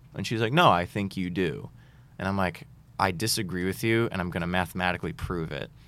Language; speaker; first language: English; native; English